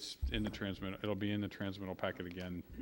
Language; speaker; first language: English; native; English